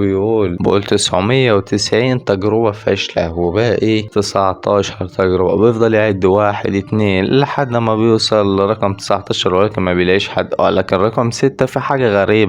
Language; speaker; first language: Arabic; native; Arabic